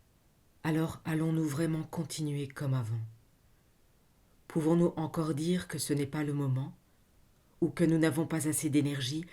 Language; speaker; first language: French; native; French